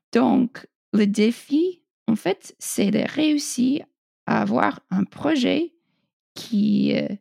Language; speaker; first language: French; non-native, fluent; English